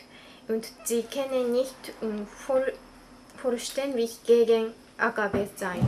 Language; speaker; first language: German; non-native, learner; Japanese